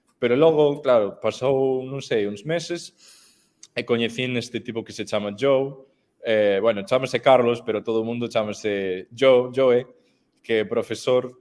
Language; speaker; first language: Galician; non-native, fluent; English